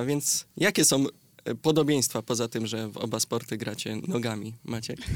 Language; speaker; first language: Polish; native; Polish